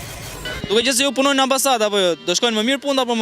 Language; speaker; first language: Albanian; native; Albanian